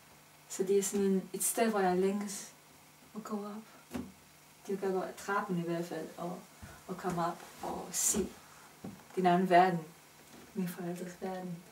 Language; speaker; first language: Danish; non-native, fluent; Romanian